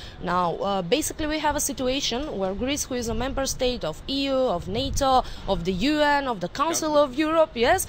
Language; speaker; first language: English; non-native, fluent; Macedonian